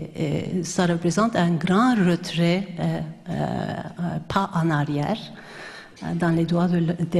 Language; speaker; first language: French; non-native, fluent; Turkish